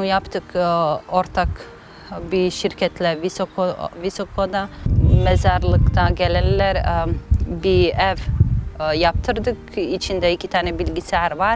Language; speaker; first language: Turkish; non-native, learner; Bosnian